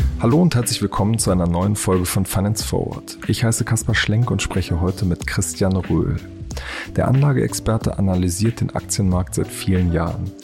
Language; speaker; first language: German; native; German